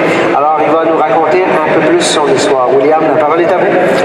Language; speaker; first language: French; native; French